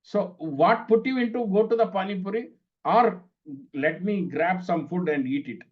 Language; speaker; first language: English; non-native, local second language; Kannada